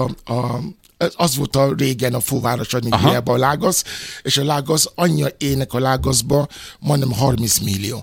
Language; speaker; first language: Hungarian; non-native, fluent; Yoruba